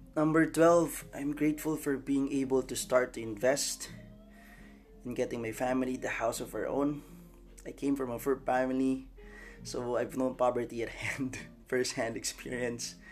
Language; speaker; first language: English; non-native, local second language; Filipino